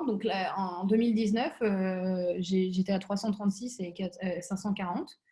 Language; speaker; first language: French; native; French